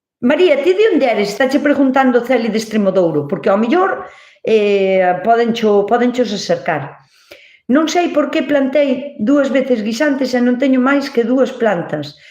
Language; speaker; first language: Galician; native; Galician